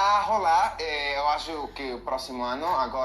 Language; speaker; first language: Portuguese; non-native, fluent; Spanish